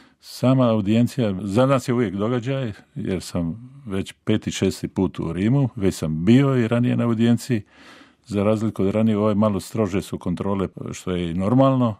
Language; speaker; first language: Croatian; native; Croatian